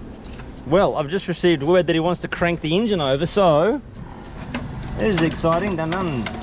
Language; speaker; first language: English; native; English